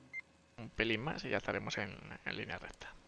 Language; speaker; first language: Spanish; native; Spanish